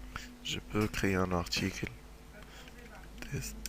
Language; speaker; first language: French; non-native, local second language; Arabic